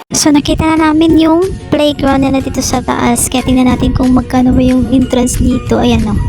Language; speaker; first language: Filipino; non-native, local second language; Hiligaynon